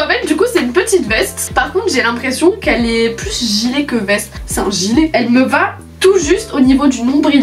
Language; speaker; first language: French; native; French